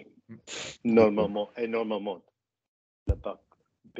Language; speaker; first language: French; non-native, learner; English